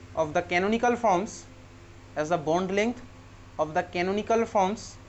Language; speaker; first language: English; non-native, local second language; Bangla